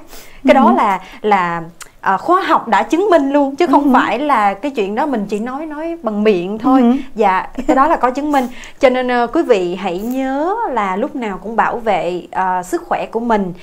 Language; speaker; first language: Vietnamese; native; Vietnamese